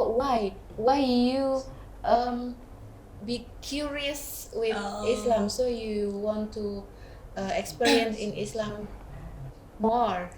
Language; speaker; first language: English; non-native, learner; Indonesian